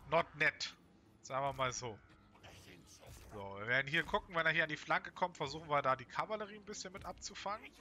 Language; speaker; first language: German; native; German